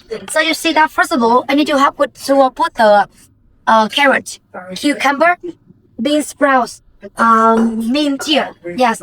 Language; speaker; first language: English; non-native, fluent; Vietnamese